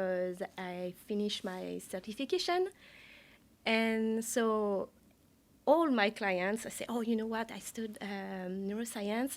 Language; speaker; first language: English; non-native, learner; French